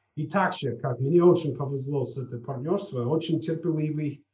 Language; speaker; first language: Russian; non-native, fluent; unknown